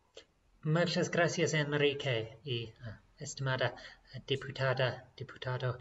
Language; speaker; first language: Spanish; non-native, fluent; English